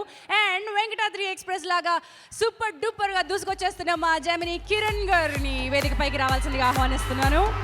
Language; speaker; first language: Telugu; native; Telugu